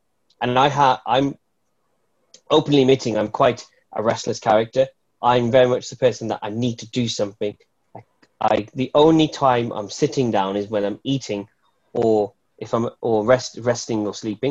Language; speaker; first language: English; native; English